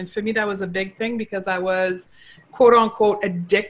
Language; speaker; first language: English; non-native, fluent; French